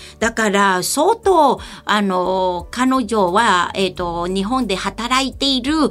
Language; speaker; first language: Japanese; non-native, fluent; Vietnamese